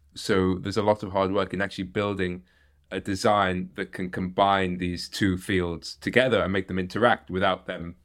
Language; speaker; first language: English; native; English